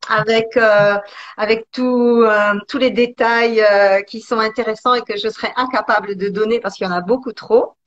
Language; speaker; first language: French; early bilingual, other home language; Italian